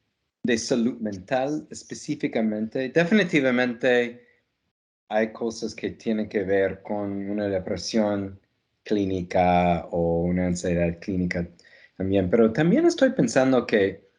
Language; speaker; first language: Spanish; non-native, fluent; English